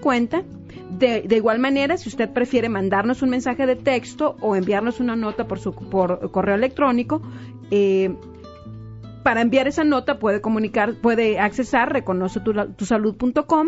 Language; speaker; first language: Spanish; native; Spanish